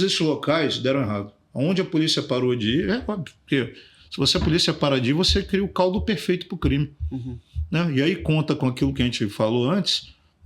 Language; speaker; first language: Portuguese; native; Portuguese